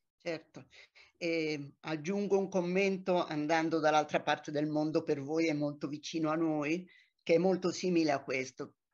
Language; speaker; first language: Italian; native; Italian